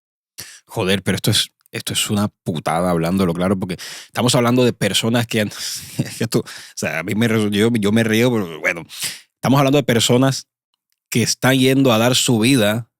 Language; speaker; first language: Spanish; native; Spanish